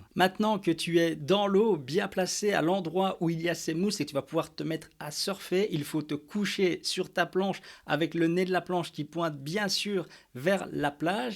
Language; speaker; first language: French; native; French